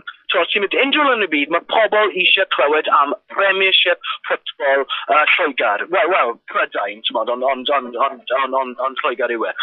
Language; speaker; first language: Welsh; non-native, local second language; English